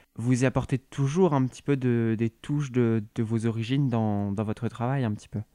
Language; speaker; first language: French; non-native, fluent; Arabic